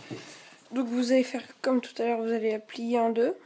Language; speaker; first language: French; native; French